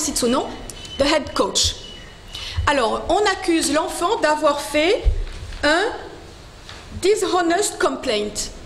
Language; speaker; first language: French; non-native, local second language; Morisyen